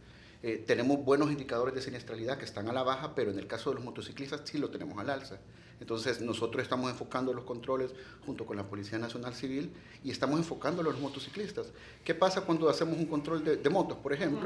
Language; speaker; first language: Spanish; native; Spanish